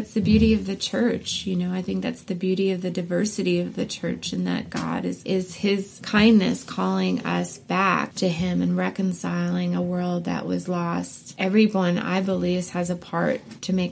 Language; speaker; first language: English; native; English